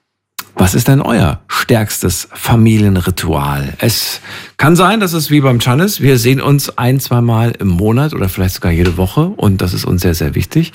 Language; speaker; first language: German; native; German